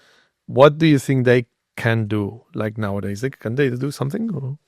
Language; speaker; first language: English; non-native, fluent; Spanish